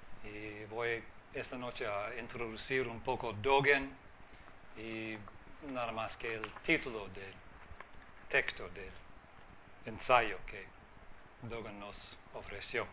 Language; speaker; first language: Spanish; non-native, fluent; English